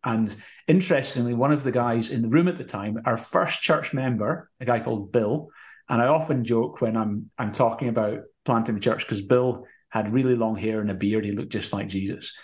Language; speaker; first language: English; native; English